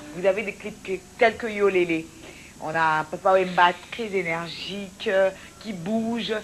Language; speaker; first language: French; non-native, local second language; Lingala